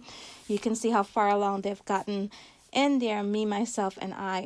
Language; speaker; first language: English; native; English